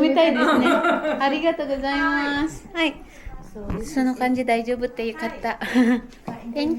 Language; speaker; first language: Japanese; non-native, learner; Filipino